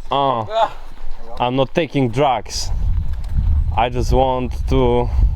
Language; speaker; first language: English; non-native, fluent; Polish